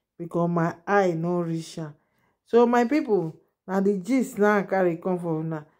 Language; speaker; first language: Nigerian Pidgin; non-native, local second language; Yoruba